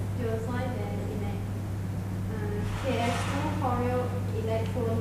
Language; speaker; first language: Spanish; non-native, learner; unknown